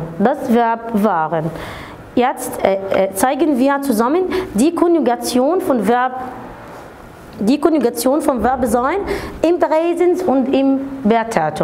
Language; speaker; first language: German; non-native, fluent; Arabic